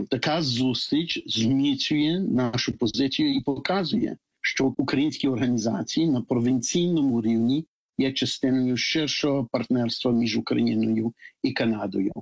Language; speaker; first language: Ukrainian; early bilingual, heritage; Ukrainian